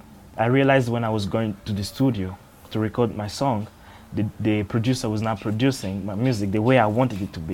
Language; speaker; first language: English; non-native, learner; French